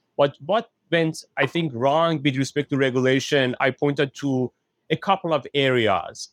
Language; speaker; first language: English; non-native, fluent; Persian